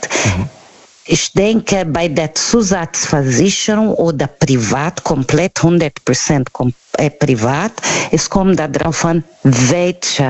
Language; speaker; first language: German; non-native, learner; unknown